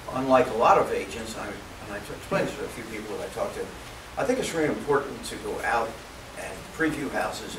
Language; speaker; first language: English; native; English